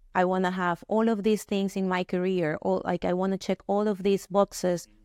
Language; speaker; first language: English; non-native, fluent; Spanish